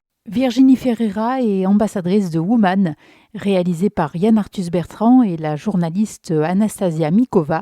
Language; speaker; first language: French; native; French